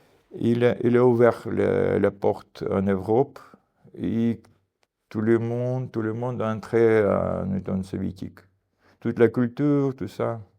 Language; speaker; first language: French; non-native, learner; Ukrainian